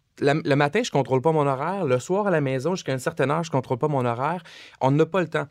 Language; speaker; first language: French; native; French